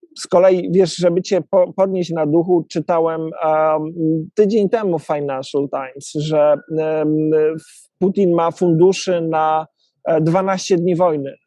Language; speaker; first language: Polish; native; Polish